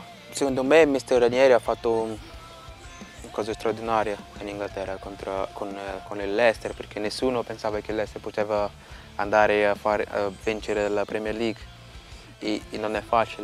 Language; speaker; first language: Italian; non-native, fluent; Portuguese